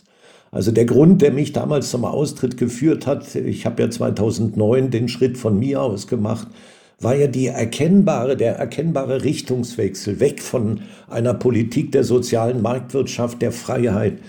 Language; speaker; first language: German; native; German